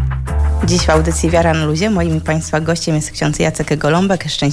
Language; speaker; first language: Polish; native; Polish